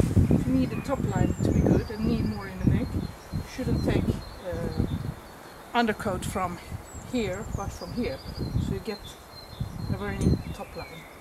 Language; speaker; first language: English; non-native, fluent; Swedish